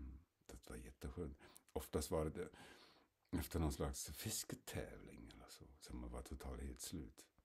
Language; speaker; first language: Swedish; non-native, fluent; German